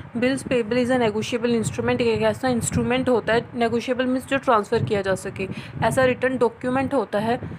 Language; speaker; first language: Hindi; non-native, local second language; Punjabi